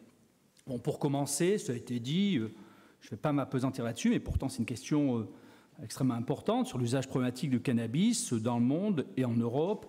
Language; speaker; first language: French; native; French